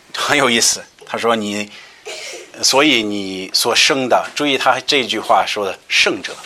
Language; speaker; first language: Chinese; non-native, fluent; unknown